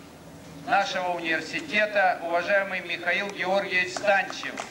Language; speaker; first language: Russian; native; Russian